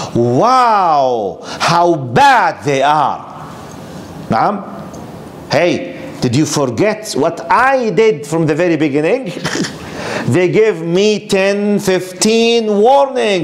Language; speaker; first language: English; non-native, fluent; Arabic